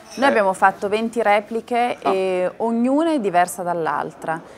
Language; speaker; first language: Italian; native; Italian